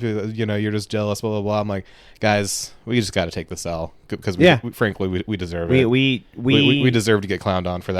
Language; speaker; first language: English; native; English